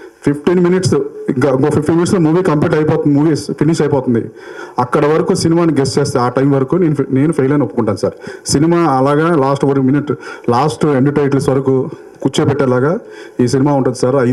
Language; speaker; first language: Telugu; native; Telugu